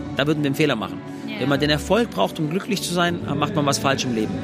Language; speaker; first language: German; native; German